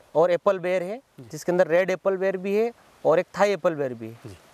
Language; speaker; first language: Hindi; native; Hindi